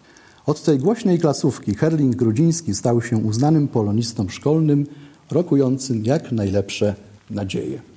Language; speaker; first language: Polish; native; Polish